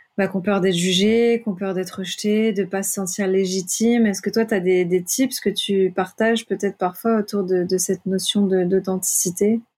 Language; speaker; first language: French; native; French